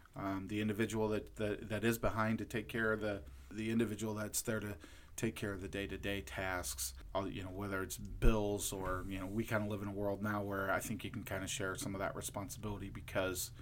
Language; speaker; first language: English; native; English